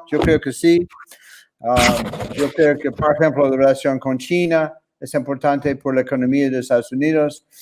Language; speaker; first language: Spanish; non-native, fluent; English